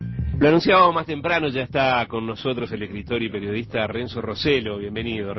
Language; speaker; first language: Spanish; native; Spanish